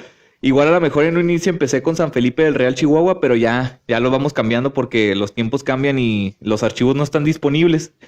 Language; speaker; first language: Spanish; native; Spanish